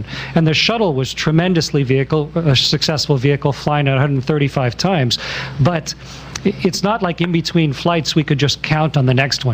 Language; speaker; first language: English; native; English